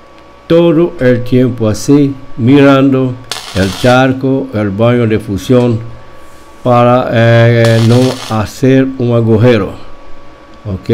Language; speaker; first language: Spanish; non-native, fluent; Portuguese